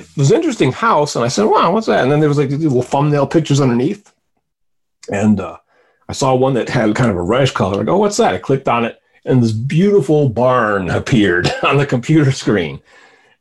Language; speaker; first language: English; native; English